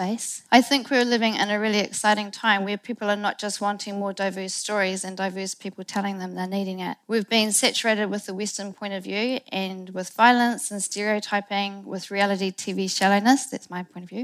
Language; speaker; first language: English; native; English